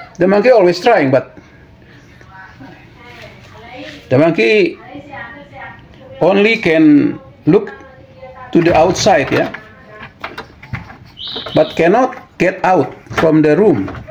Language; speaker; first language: English; non-native, learner; Indonesian